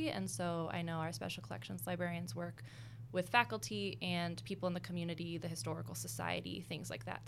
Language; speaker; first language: English; native; English